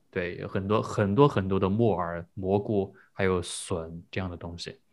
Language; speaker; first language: Chinese; native; Chinese